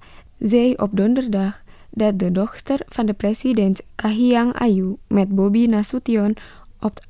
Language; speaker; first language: Dutch; non-native, fluent; Indonesian